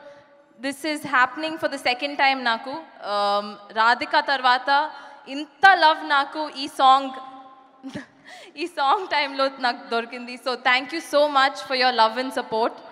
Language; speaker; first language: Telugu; non-native, learner; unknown